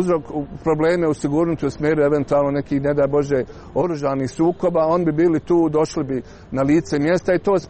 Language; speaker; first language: Serbian; native; Serbian